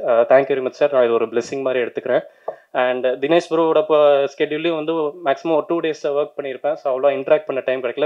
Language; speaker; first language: Tamil; native; Tamil